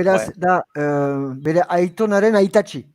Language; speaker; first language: Basque; native; Basque